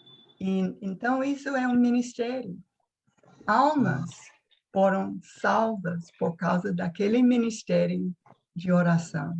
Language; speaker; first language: Portuguese; non-native, fluent; English